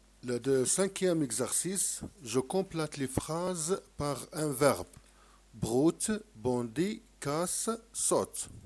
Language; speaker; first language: French; non-native, local second language; Arabic